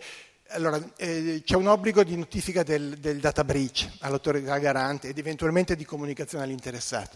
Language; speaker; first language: Italian; native; Italian